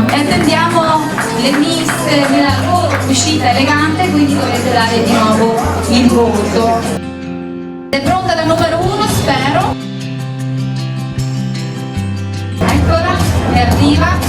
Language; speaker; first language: Italian; native; Italian